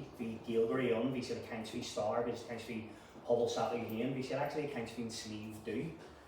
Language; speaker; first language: Irish; non-native, local second language; English